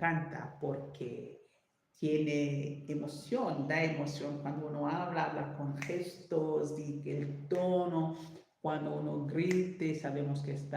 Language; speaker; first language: Spanish; non-native, learner; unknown